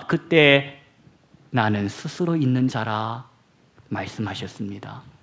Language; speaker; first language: Korean; native; Korean